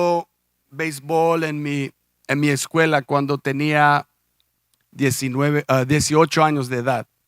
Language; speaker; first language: Spanish; early bilingual, heritage; Spanish